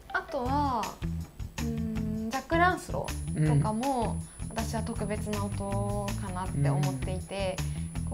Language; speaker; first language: Japanese; native; Japanese